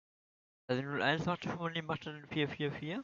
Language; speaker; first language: German; native; German